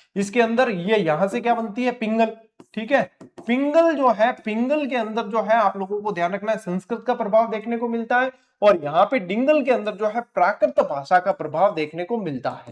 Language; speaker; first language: Hindi; native; Hindi